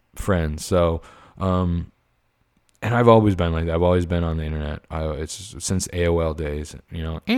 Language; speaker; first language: English; native; English